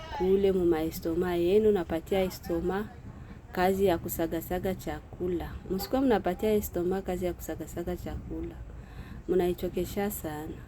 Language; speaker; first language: Swahili; native; Swahili